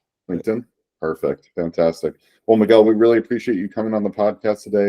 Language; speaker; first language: English; native; English